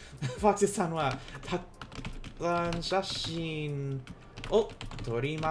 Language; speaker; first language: Japanese; non-native, learner; English